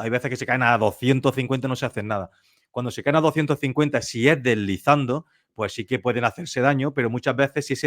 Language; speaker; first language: Spanish; native; Spanish